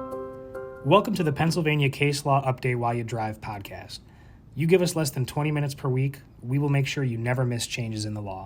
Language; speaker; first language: English; native; English